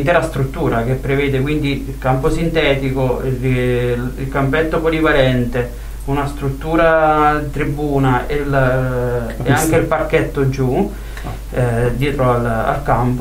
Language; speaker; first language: Italian; native; Italian